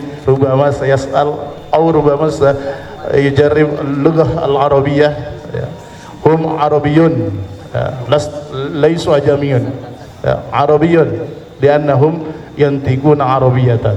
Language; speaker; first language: Arabic; non-native, fluent; Indonesian